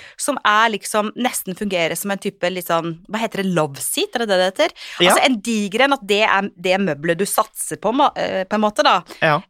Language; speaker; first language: Norwegian; native; Norwegian